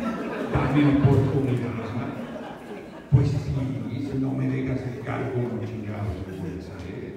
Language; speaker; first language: Spanish; native; Spanish